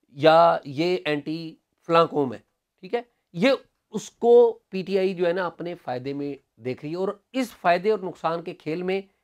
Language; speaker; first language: Urdu; non-native, local second language; Punjabi